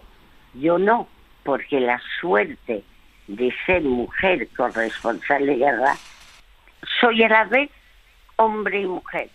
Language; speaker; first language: Spanish; early bilingual, other home language; French